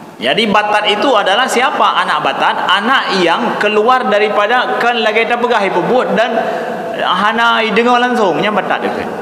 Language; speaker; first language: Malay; non-native, local second language; Achinese